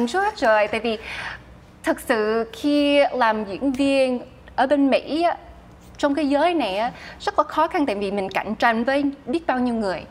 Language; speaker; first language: Vietnamese; early bilingual, heritage; Vietnamese